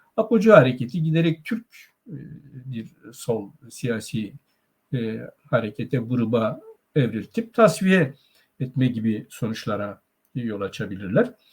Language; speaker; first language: Turkish; non-native, local second language; Zaza